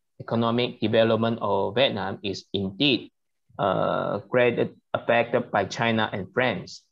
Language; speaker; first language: English; non-native, learner; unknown